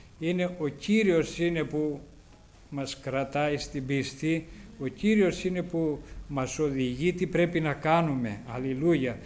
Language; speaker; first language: Greek; native; Greek